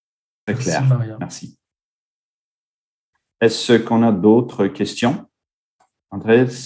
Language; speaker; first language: French; non-native, fluent; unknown